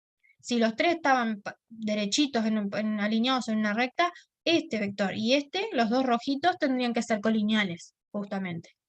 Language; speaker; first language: Spanish; native; Spanish